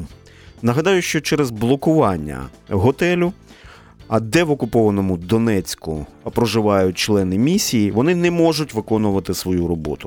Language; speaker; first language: Ukrainian; native; Ukrainian